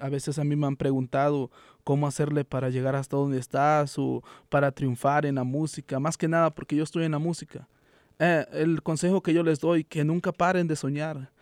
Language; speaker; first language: Spanish; native; Spanish